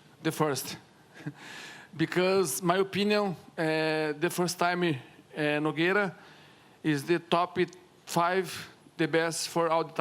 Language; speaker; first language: English; non-native, learner; Portuguese